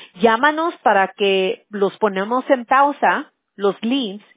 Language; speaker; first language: Spanish; early bilingual, heritage; Spanish